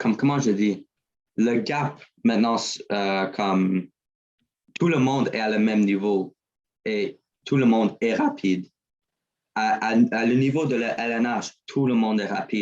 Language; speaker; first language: French; non-native, learner; English